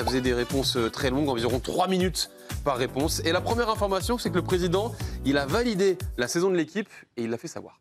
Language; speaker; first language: French; native; French